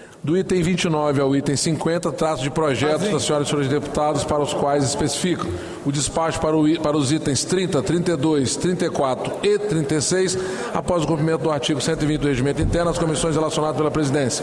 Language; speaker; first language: Portuguese; native; Portuguese